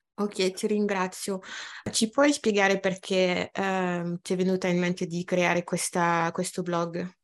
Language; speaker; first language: Italian; non-native, fluent; French